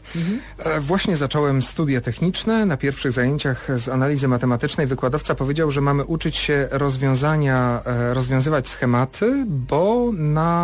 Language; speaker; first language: Polish; native; Polish